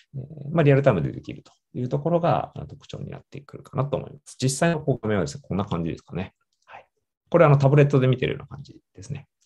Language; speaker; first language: Japanese; native; Japanese